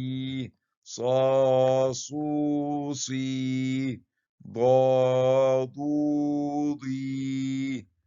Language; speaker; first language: Arabic; non-native, fluent; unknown